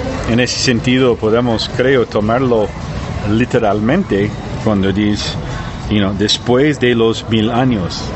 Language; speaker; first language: Spanish; non-native, learner; English